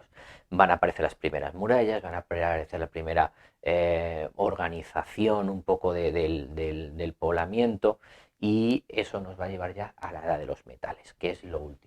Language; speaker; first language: Spanish; native; Spanish